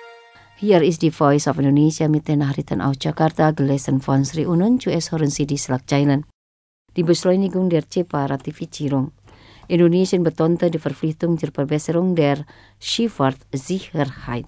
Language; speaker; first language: German; non-native, fluent; Indonesian